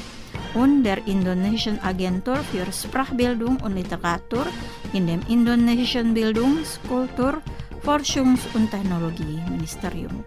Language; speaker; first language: German; non-native, fluent; Indonesian